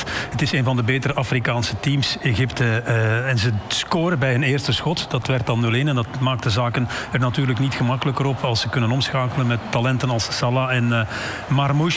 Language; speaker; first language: Dutch; native; Dutch